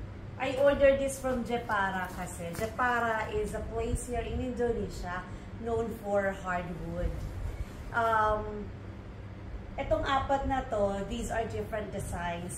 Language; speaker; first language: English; non-native, local second language; Hiligaynon